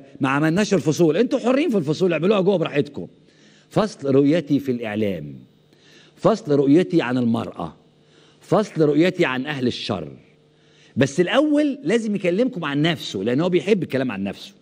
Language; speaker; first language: Arabic; native; Arabic